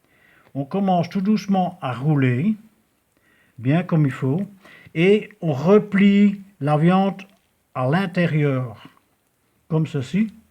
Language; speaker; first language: French; native; French